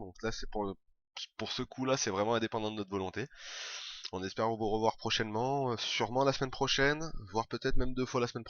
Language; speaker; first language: French; native; French